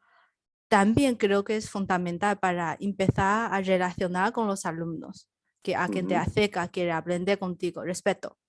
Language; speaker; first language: Spanish; non-native, learner; Chinese